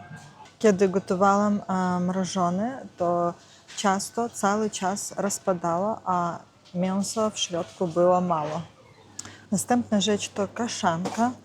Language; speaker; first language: Polish; non-native, learner; Ukrainian